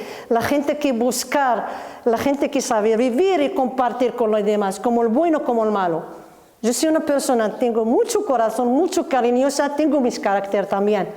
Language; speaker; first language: Spanish; non-native, learner; Arabic